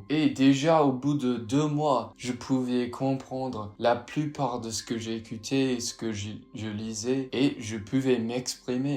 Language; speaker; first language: French; non-native, fluent; English